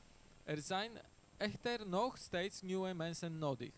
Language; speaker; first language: Dutch; non-native, fluent; Polish